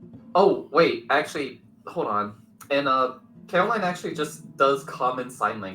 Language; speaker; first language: English; native; English